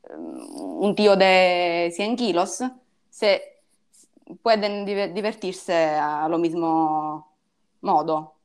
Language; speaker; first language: Spanish; non-native, learner; Italian